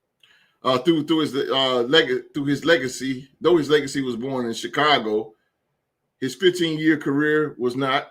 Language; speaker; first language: English; native; English